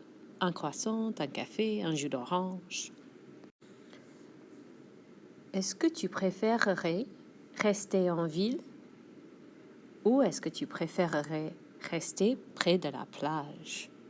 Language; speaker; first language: French; non-native, fluent; English